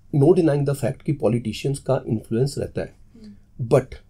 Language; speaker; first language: Hindi; native; Hindi